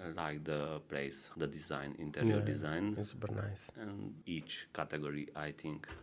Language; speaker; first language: English; non-native, learner; Hungarian